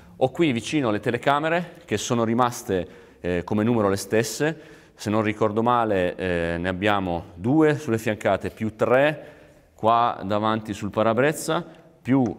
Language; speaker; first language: Italian; native; Italian